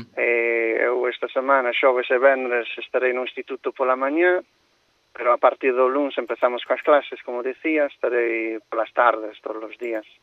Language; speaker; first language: Galician; non-native, fluent; English